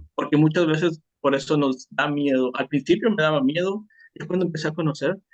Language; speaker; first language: Spanish; native; Spanish